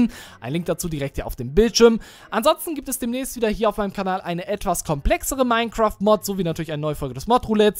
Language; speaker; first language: German; native; German